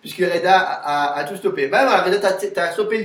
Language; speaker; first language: French; native; French